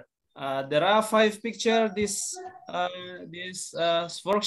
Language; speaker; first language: English; non-native, learner; Indonesian